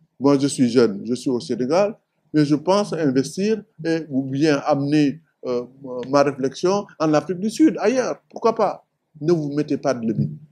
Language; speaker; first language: French; non-native, local second language; Wolof